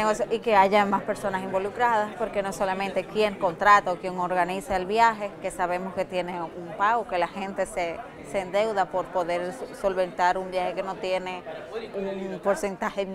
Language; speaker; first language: Spanish; native; Spanish